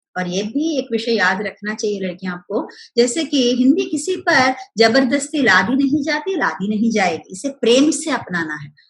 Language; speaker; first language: Hindi; non-native, local second language; Telugu